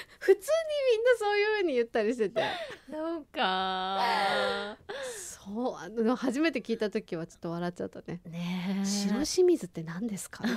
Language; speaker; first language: Japanese; native; Japanese